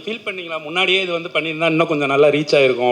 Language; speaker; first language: Tamil; native; Tamil